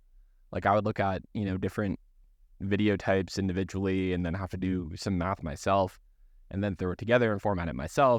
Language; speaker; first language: English; native; English